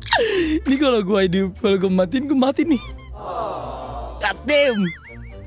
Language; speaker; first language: Indonesian; native; Indonesian